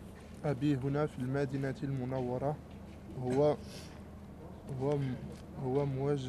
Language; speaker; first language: Arabic; non-native, learner; French